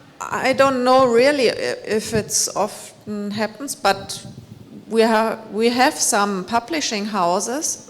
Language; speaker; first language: English; non-native, fluent; German